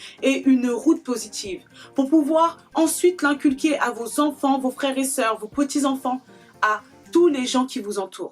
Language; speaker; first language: French; native; French